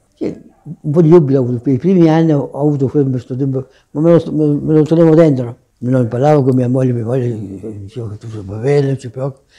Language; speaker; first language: Italian; native; Italian